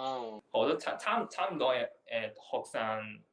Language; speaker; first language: Chinese; non-native, learner; Japanese